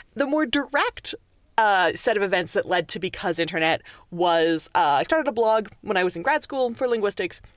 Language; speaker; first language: English; native; English